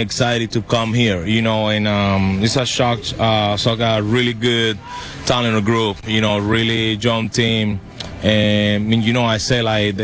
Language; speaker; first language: English; non-native, fluent; Spanish